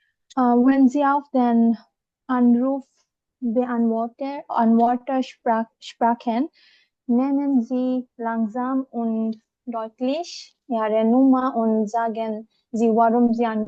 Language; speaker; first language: German; non-native, learner; Bangla